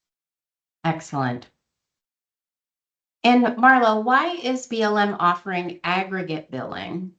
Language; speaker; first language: English; native; English